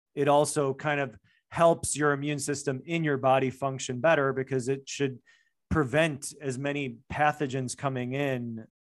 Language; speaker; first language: English; native; English